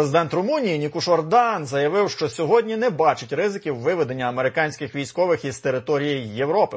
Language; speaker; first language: Ukrainian; native; Ukrainian